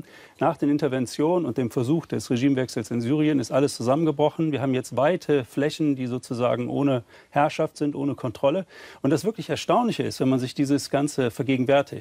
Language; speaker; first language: German; native; German